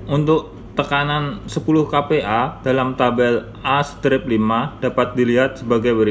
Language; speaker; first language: Indonesian; native; Indonesian